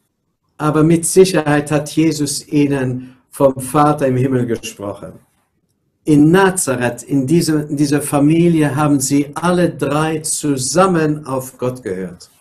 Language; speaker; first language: German; non-native, local second language; Luxembourgish